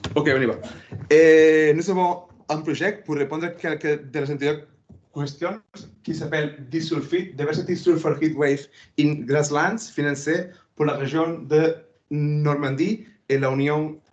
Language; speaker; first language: French; non-native, fluent; Spanish